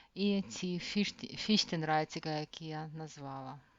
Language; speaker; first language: Ukrainian; native; Ukrainian